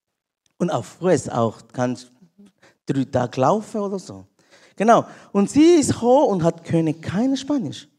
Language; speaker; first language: German; non-native, learner; Spanish